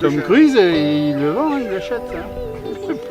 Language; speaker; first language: French; native; French